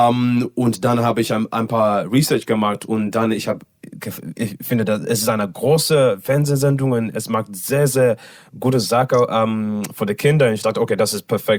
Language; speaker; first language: German; non-native, learner; English